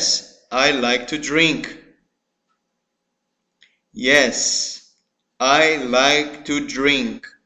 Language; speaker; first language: English; non-native, fluent; Portuguese